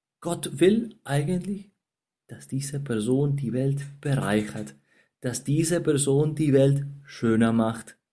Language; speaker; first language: German; non-native, fluent; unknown